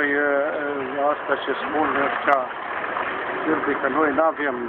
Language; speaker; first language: Romanian; early bilingual, heritage; Romanian